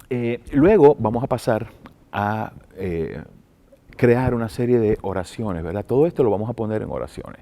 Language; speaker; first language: Spanish; native; Spanish